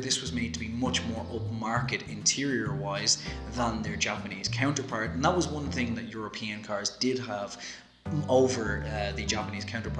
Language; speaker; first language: English; native; English